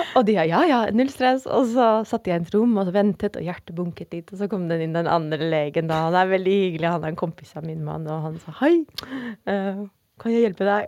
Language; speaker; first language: Norwegian; non-native, fluent; Dutch